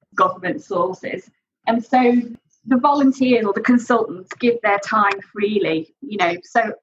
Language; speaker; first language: English; native; English